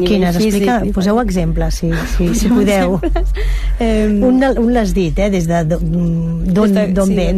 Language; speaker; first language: Catalan; native; Catalan